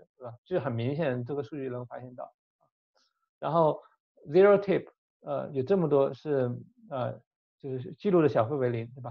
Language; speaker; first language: Chinese; native; Chinese